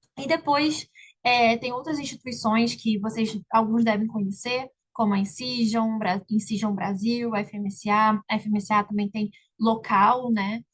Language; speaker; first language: Portuguese; native; Portuguese